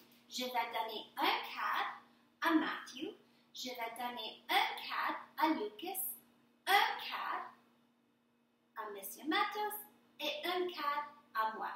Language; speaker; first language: French; non-native, fluent; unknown